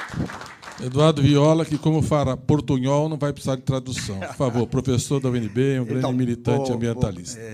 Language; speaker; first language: Portuguese; native; Portuguese